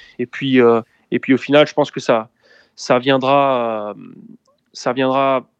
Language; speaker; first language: French; native; French